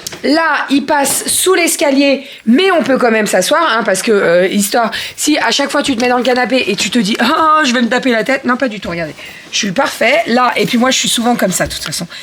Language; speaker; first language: French; native; French